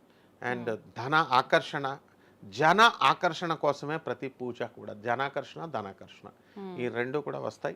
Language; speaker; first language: Telugu; native; Telugu